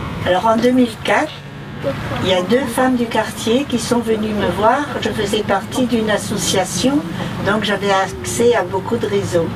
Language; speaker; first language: French; native; French